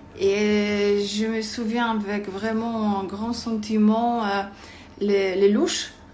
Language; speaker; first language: French; non-native, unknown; Polish